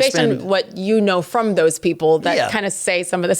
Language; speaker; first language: English; native; English